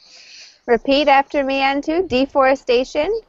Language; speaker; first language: English; native; English